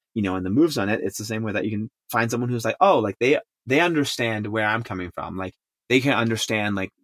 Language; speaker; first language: English; non-native, local second language; Chinese